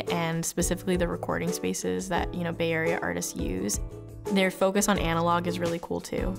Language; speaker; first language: English; native; English